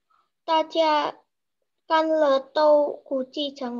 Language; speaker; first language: Chinese; non-native, learner; Indonesian